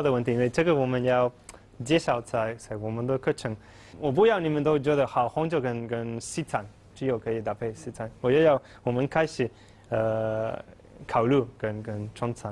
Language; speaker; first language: Chinese; non-native, learner; Spanish